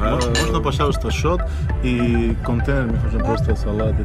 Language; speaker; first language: Russian; non-native, learner; Spanish